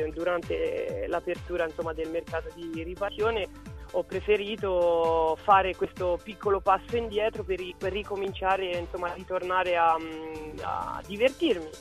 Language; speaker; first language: Italian; early bilingual, other home language; French